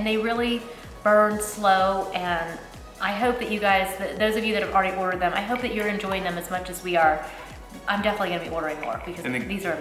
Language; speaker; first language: English; native; English